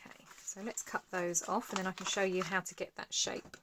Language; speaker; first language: English; native; English